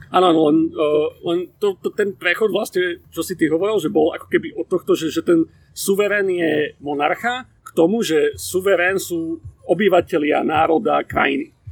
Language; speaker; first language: Slovak; native; Slovak